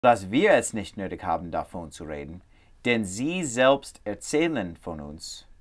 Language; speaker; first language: German; non-native, learner; English